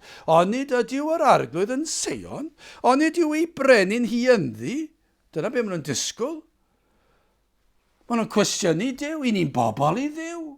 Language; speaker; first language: Welsh; native; Welsh